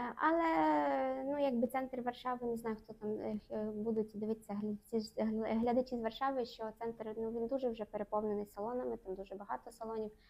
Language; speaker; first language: Ukrainian; non-native, local second language; Russian